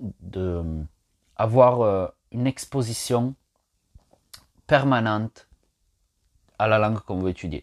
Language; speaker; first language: French; non-native, fluent; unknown